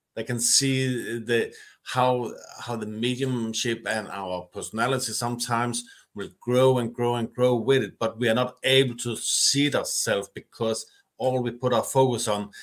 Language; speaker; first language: English; non-native, fluent; Danish